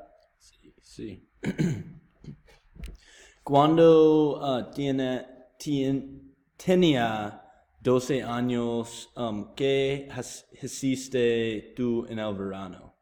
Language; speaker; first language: Spanish; non-native, learner; English